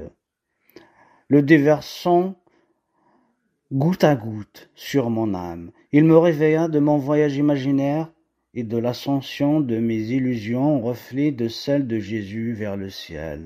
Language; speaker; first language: French; non-native, local second language; Kabyle